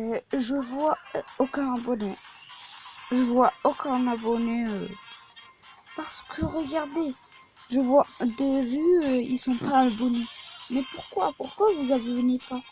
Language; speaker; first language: French; non-native, learner; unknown